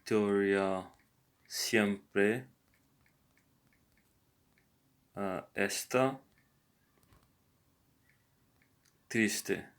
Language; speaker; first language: Spanish; non-native, learner; English